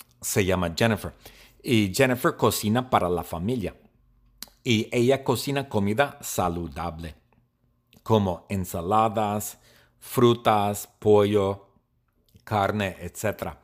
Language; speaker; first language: Spanish; non-native, learner; English